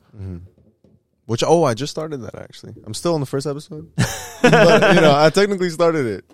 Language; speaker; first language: English; native; English